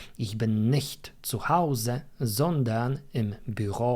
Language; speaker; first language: German; non-native, fluent; Polish